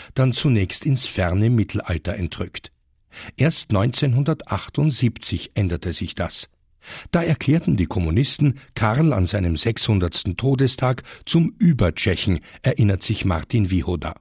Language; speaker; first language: German; native; German